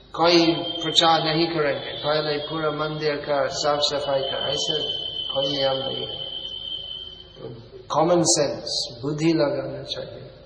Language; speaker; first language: Hindi; non-native, fluent; English